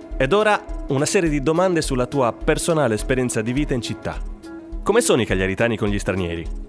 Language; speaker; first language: Italian; native; Italian